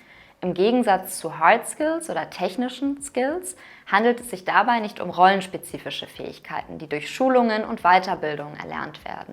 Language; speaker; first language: German; native; German